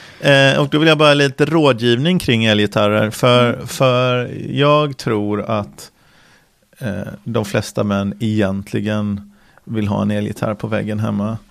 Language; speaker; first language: Swedish; native; Swedish